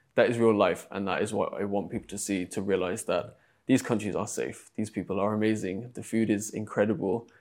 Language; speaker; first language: English; native; English